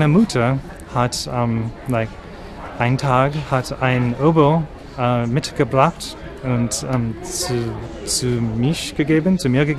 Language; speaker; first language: German; non-native, learner; English